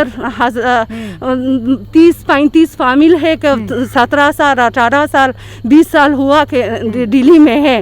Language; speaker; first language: Hindi; non-native, learner; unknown